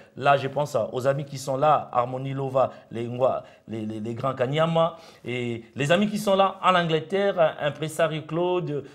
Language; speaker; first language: French; non-native, local second language; Lingala